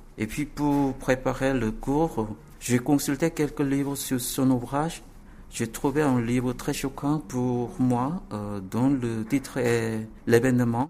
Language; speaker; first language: French; non-native, fluent; Korean